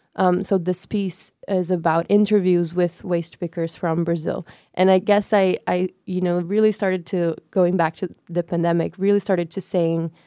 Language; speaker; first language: English; non-native, fluent; Portuguese